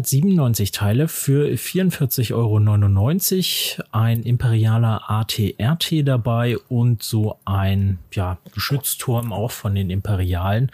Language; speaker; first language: German; native; German